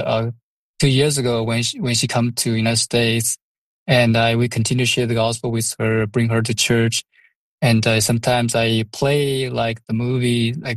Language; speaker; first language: English; non-native, fluent; Chinese